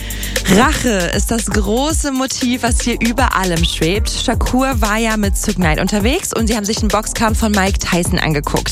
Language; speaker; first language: German; native; German